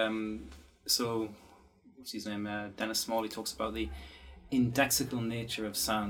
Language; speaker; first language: English; native; English